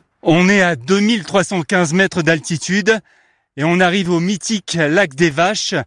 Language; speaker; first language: French; native; French